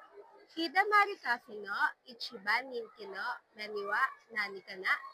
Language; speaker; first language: Japanese; non-native, learner; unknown